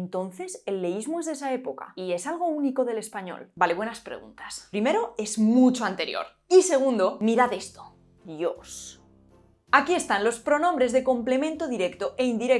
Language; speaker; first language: Spanish; native; Spanish